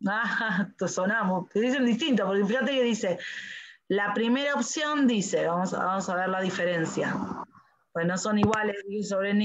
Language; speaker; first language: Spanish; native; Spanish